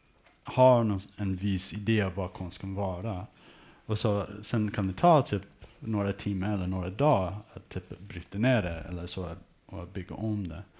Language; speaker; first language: Swedish; early bilingual, heritage; English